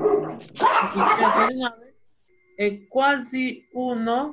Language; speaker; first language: Italian; non-native, fluent; Spanish